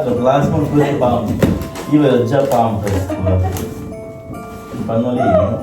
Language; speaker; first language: Italian; non-native, learner; Sinhala